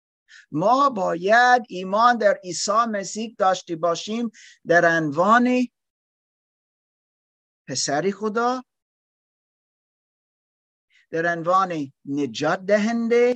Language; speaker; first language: Persian; non-native, learner; English